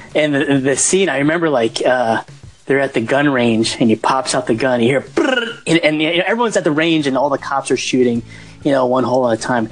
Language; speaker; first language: English; native; English